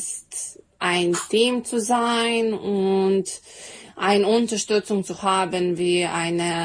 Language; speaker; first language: German; non-native, learner; Serbian